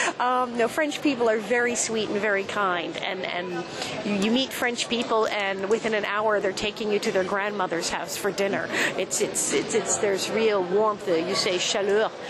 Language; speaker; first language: English; native; English